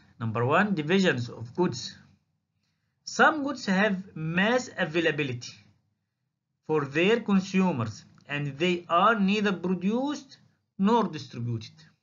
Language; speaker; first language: English; non-native, fluent; Arabic